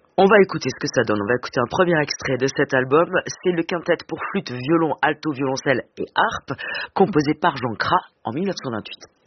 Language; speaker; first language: French; native; French